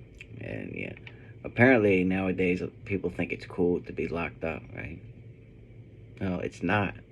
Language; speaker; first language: English; native; English